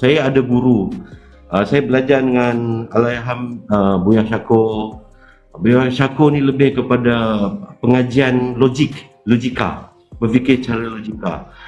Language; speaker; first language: Malay; native; Malay